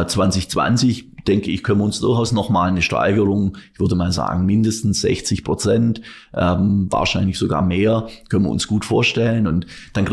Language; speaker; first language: German; native; German